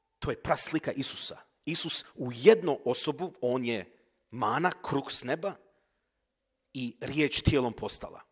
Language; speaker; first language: Croatian; early bilingual, heritage; Croatian